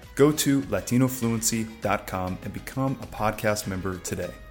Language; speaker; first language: English; native; English